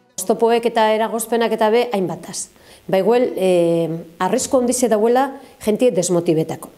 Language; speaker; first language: Basque; native; Basque